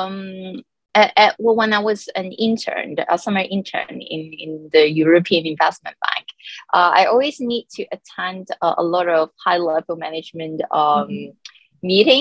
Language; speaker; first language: English; non-native, local second language; Cantonese